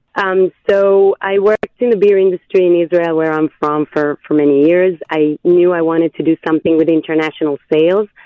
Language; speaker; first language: English; non-native, fluent; Hebrew